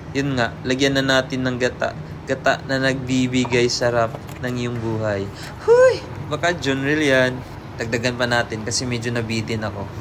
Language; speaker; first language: Filipino; non-native, local second language; Cebuano